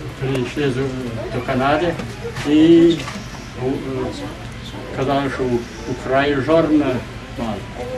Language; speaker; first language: Ukrainian; early bilingual, heritage; Ukrainian